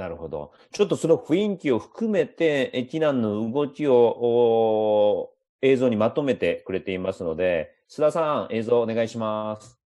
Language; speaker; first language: Japanese; native; Japanese